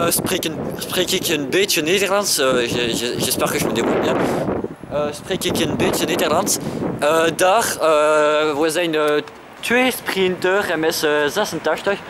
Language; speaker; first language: Dutch; non-native, local second language; French